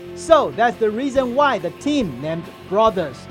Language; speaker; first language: English; non-native, fluent; Chinese